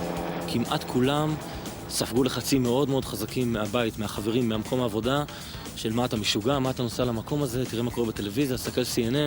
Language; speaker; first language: Hebrew; native; Hebrew